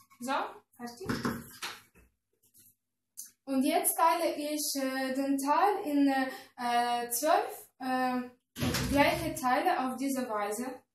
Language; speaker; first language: German; non-native, learner; Russian